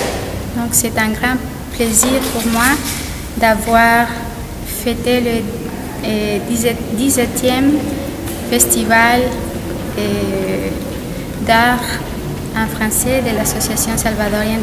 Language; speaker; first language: French; non-native, fluent; Spanish